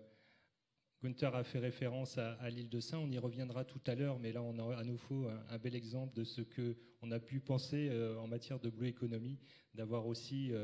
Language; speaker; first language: French; native; French